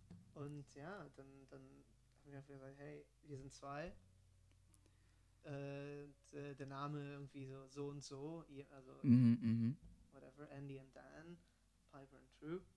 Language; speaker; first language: German; non-native, fluent; Italian